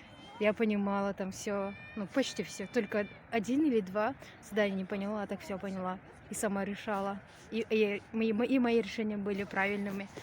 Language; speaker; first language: Russian; non-native, local second language; Kyrgyz